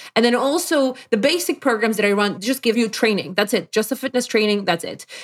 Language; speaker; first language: English; non-native, fluent; Polish